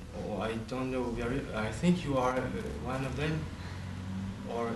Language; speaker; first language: English; non-native, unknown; French